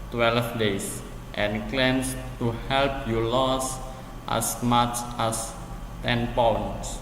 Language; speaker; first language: English; non-native, learner; Indonesian